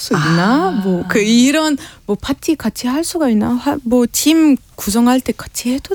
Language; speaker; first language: Korean; non-native, fluent; Arabic